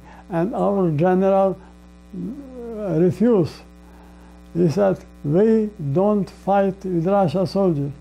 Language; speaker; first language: English; non-native, learner; Polish